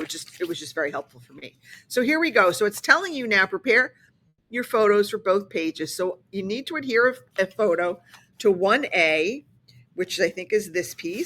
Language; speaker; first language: English; native; English